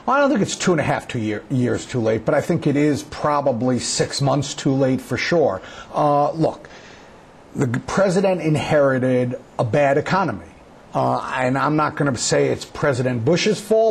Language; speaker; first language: English; native; English